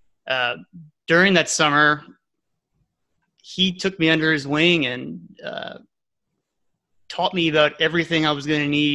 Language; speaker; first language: English; native; English